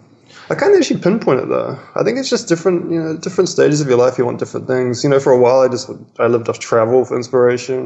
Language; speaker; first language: English; native; English